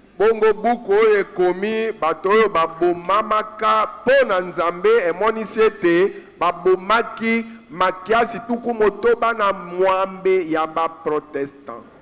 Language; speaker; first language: Lingala; native; Lingala